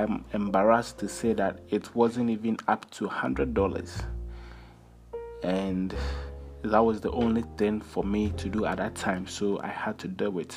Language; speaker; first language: English; non-native, local second language; Akan